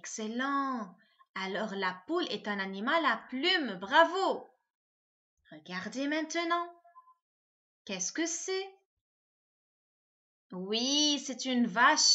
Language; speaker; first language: French; non-native, local second language; Arabic